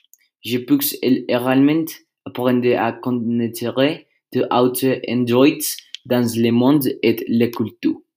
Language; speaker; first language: French; non-native, learner; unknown